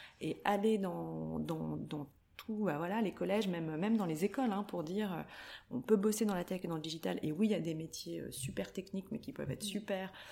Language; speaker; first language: French; native; French